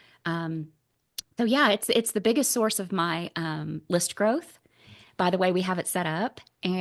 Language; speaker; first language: English; native; English